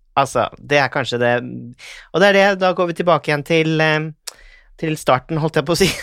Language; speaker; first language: Norwegian; native; Norwegian